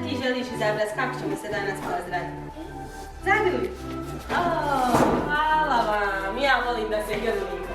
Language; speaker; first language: Bosnian; native; Bosnian